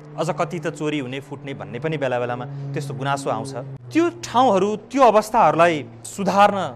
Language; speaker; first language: Nepali; native; Nepali